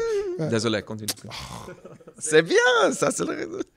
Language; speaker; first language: French; non-native, learner; English